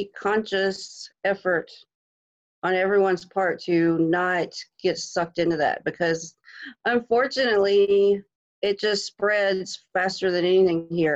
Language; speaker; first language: English; native; English